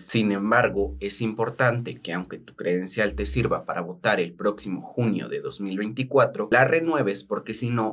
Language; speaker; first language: Spanish; native; Spanish